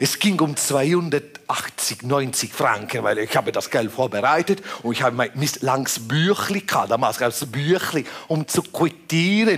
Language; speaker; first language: German; non-native, fluent; Italian